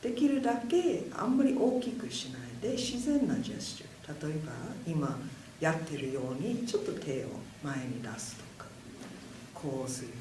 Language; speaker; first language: Japanese; non-native, fluent; English